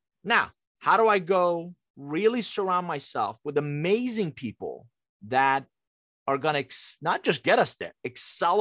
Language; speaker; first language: English; early bilingual, other home language; Persian